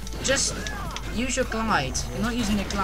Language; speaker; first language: English; native; English